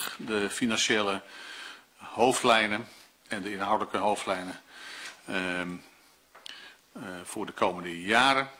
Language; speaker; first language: Dutch; native; Dutch